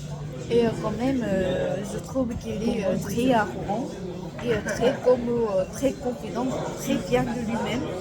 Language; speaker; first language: French; non-native, learner; Korean